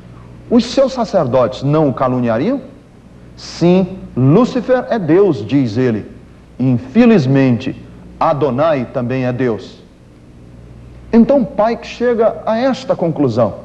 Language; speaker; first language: Portuguese; native; Portuguese